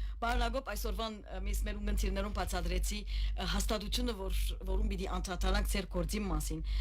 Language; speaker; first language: Armenian; native; Armenian